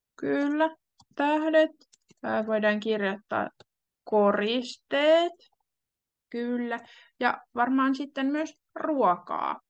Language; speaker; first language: Finnish; native; Finnish